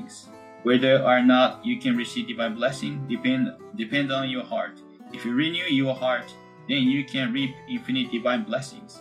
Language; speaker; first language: English; non-native, fluent; Japanese